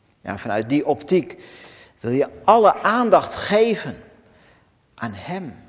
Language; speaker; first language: Dutch; native; Dutch